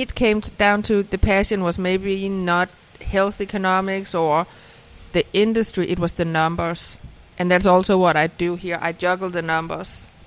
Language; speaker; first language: English; non-native, fluent; Danish